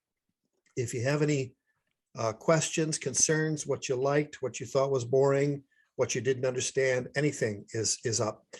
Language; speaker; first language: English; native; English